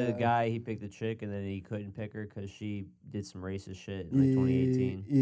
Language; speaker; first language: English; native; English